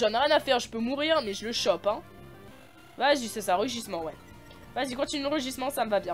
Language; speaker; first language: French; native; French